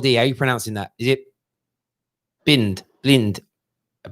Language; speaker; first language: English; native; English